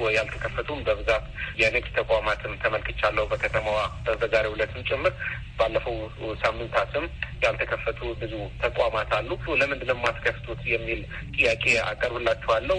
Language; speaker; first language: Amharic; non-native, local second language; Tigrinya